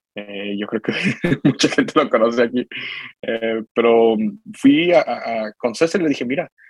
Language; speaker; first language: Spanish; early bilingual, heritage; Spanish